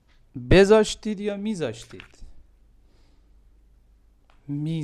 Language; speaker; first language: Persian; non-native, fluent; Urdu